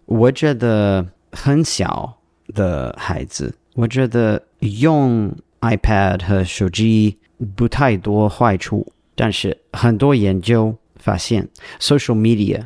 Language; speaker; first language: Chinese; non-native, learner; English